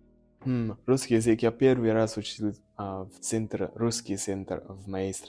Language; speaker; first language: Russian; non-native, learner; Nyanja